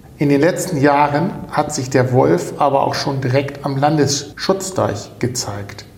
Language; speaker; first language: German; native; German